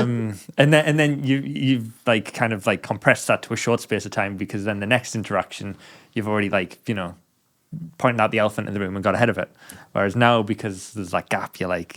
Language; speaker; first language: English; native; English